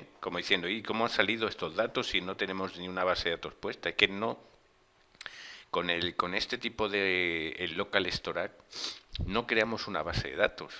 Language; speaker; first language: Spanish; native; Spanish